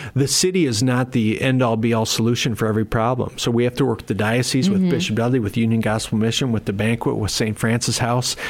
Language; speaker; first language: English; native; English